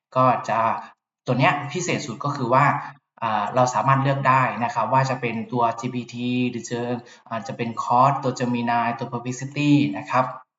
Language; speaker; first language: Thai; native; Thai